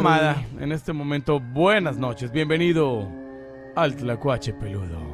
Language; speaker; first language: Spanish; native; Spanish